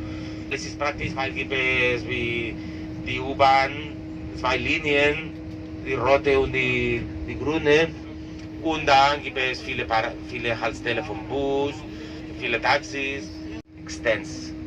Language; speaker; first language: German; non-native, learner; Catalan